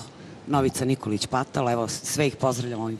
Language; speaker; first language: Serbian; native; Serbian